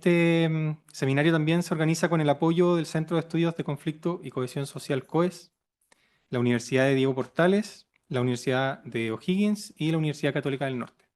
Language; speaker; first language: Spanish; native; Spanish